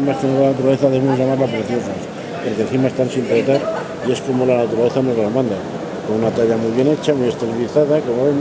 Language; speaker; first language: Spanish; native; Spanish